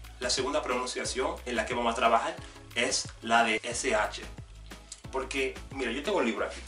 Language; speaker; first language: Spanish; non-native, fluent; English